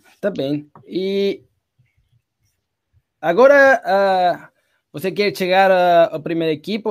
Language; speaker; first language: Portuguese; non-native, learner; Spanish